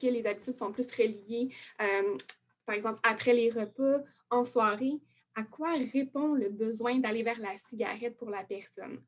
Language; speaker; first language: French; native; French